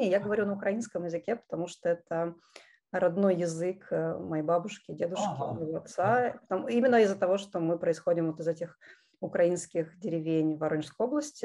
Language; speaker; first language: Russian; native; Russian